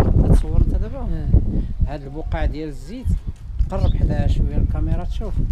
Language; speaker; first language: Arabic; native; Arabic